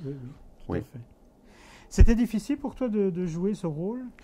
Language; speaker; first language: French; native; French